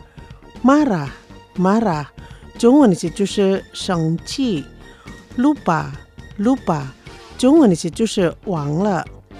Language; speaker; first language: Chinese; non-native, fluent; Indonesian